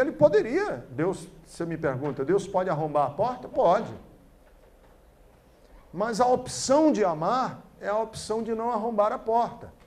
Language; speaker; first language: Portuguese; native; Portuguese